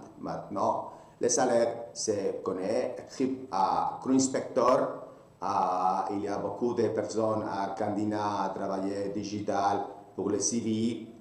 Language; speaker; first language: French; non-native, learner; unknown